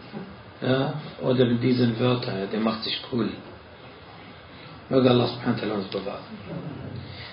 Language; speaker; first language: German; non-native, fluent; Arabic